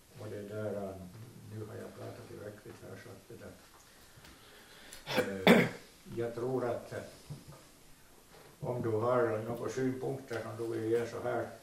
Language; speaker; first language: Swedish; native; Swedish